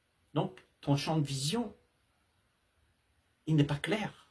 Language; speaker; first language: French; native; French